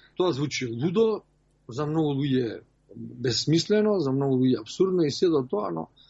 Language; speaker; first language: Macedonian; early bilingual, heritage; Macedonian